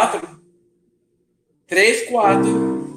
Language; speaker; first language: Portuguese; non-native, learner; English